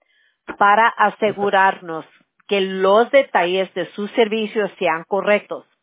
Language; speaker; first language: Spanish; early bilingual, heritage; English